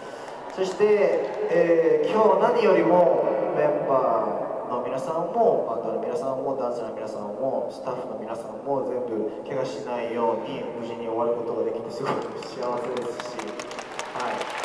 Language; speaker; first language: Japanese; non-native, fluent; Korean